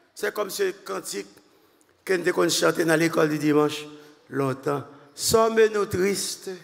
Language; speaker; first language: French; non-native, local second language; Haitian Creole